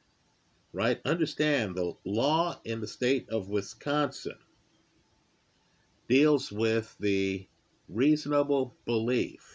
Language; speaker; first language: English; native; English